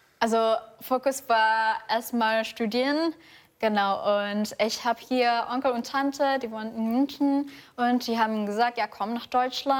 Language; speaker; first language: German; non-native, fluent; Indonesian